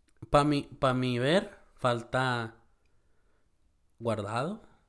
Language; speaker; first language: Spanish; early bilingual, heritage; Spanish